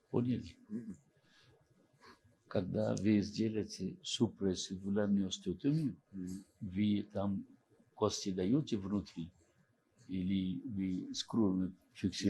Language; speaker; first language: Russian; non-native, learner; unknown